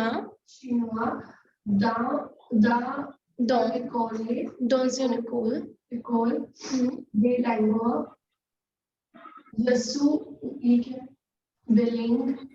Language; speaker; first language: French; non-native, fluent; Hindi